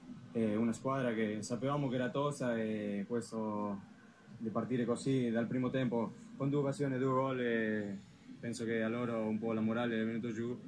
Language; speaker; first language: Italian; non-native, fluent; Spanish